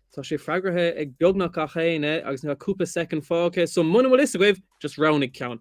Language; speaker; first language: Irish; non-native, local second language; English